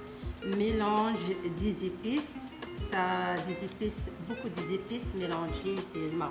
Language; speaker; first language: French; non-native, learner; Arabic